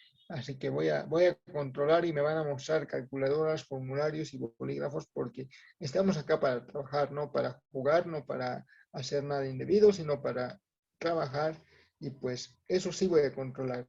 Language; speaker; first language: Spanish; native; Spanish